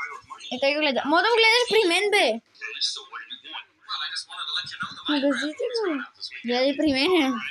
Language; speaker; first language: Bulgarian; early bilingual, other home language; Russian